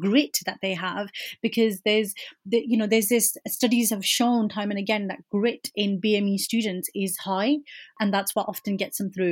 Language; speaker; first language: English; native; English